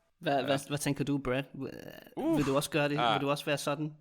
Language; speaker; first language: Danish; native; Danish